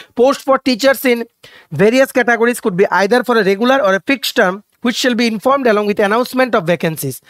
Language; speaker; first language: English; non-native, local second language; Bangla